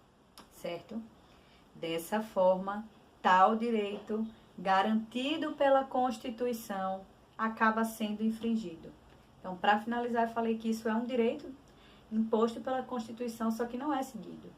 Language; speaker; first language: Portuguese; native; Portuguese